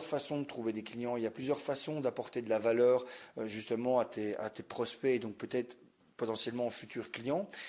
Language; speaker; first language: French; native; French